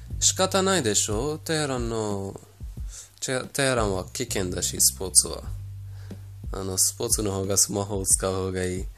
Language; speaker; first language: Japanese; non-native, fluent; Persian